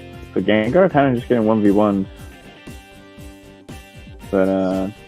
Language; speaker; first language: English; native; English